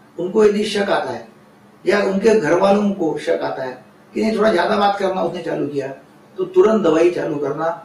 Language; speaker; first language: Hindi; non-native, local second language; Marathi